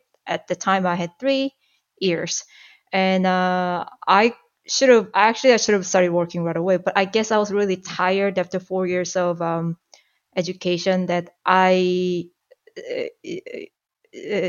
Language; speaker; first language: English; non-native, fluent; Korean